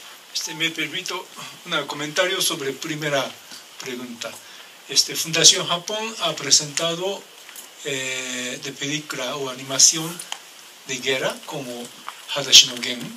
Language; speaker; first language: Spanish; non-native, learner; Japanese